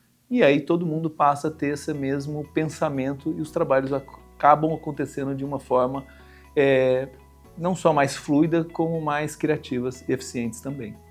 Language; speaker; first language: Portuguese; native; Portuguese